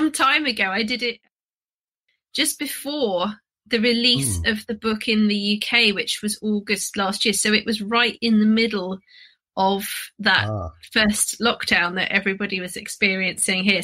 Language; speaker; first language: English; native; English